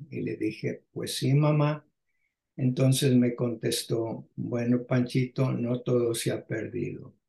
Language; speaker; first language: Spanish; early bilingual, heritage; Spanish